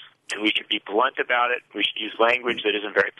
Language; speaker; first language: English; native; English